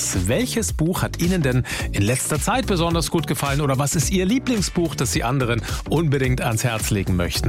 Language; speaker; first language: German; native; German